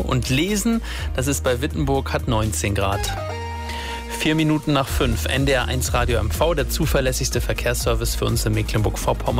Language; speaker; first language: German; native; German